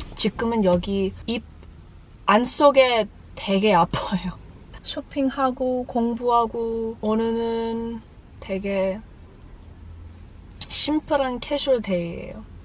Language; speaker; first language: Korean; early bilingual, heritage; English